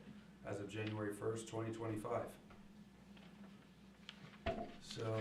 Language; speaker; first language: English; native; English